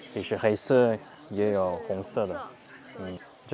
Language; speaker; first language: Chinese; non-native, fluent; French